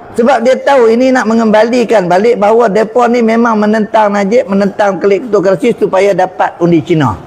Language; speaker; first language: Malay; native; Malay